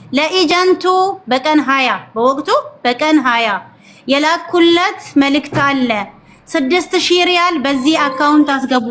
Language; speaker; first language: Amharic; native; Amharic